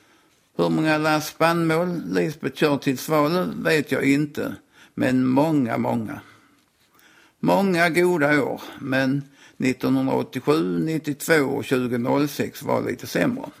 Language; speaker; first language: Swedish; native; Swedish